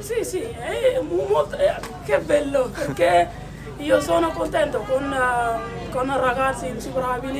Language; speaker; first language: Italian; non-native, learner; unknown